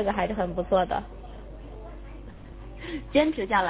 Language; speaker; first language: Chinese; native; Chinese